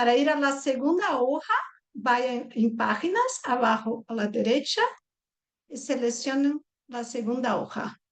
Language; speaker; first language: Spanish; non-native, fluent; Portuguese